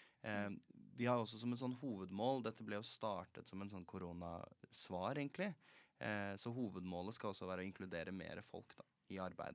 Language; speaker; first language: Norwegian; native; Norwegian